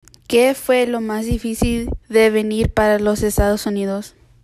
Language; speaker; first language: Spanish; early bilingual, heritage; Spanish